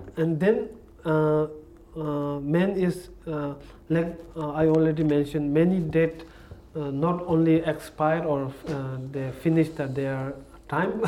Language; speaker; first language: English; non-native, learner; Tibetan